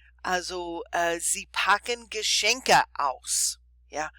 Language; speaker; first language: German; non-native, fluent; English